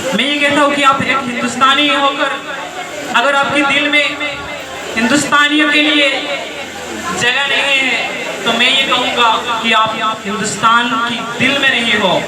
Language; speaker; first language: Hindi; native; Hindi